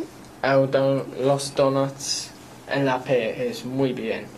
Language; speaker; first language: Spanish; non-native, learner; English